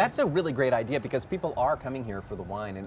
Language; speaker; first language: English; native; English